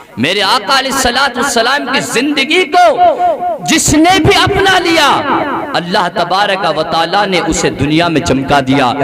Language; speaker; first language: Urdu; native; Urdu